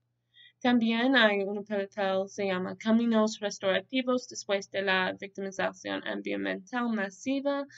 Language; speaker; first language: Spanish; non-native, learner; English